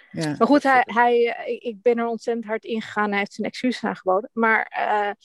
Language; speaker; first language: Dutch; native; Dutch